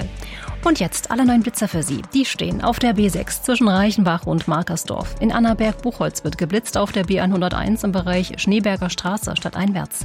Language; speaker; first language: German; native; German